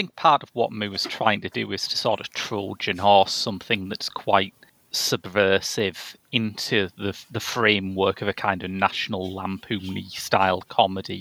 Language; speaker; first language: English; native; English